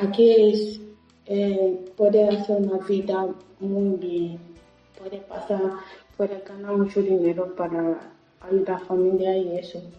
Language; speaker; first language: Spanish; non-native, learner; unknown